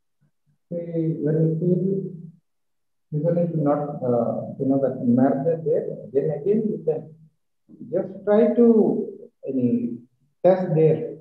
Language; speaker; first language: English; non-native, learner; Malayalam